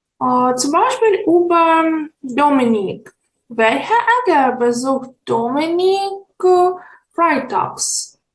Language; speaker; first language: German; non-native, fluent; Ukrainian